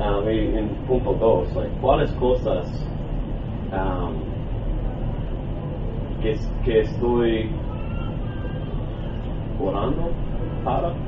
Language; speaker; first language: Spanish; non-native, learner; English